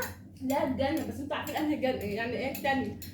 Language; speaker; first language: Arabic; native; Arabic